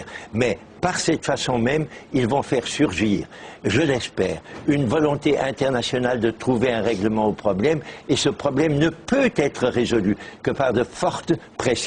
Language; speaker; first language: French; native; French